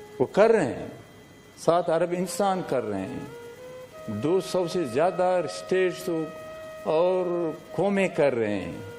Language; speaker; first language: Urdu; non-native, local second language; Pashto